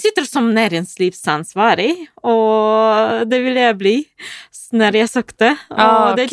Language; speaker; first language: Swedish; non-native, fluent; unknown